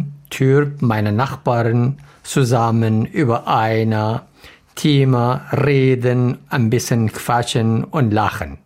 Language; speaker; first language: German; non-native, learner; Arabic